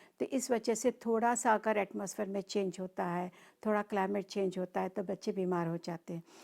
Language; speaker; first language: Hindi; non-native, local second language; Marathi